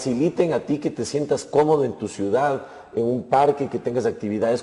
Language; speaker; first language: Spanish; native; Spanish